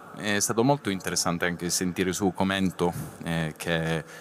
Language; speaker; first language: Italian; non-native, fluent; English